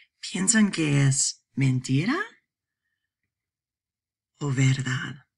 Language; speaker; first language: Spanish; non-native, fluent; English